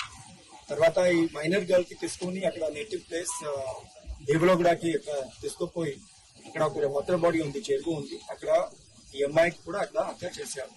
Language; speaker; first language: Telugu; non-native, local second language; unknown